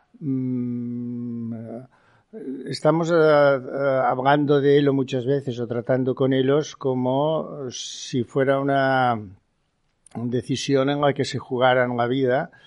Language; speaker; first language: Spanish; non-native, local second language; Catalan